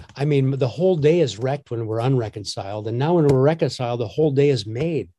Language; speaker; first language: English; native; English